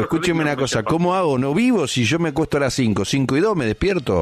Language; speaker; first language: Spanish; native; Spanish